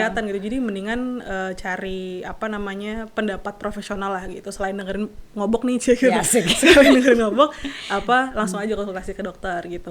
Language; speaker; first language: Indonesian; native; Indonesian